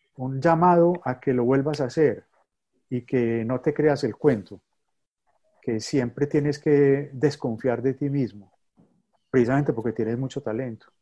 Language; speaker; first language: Spanish; native; Spanish